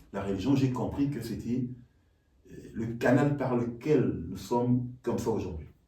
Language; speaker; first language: French; non-native, local second language; Lingala